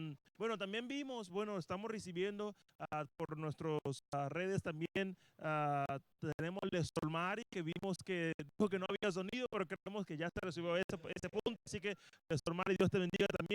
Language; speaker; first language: Spanish; native; Spanish